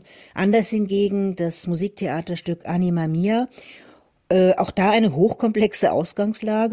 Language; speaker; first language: German; native; German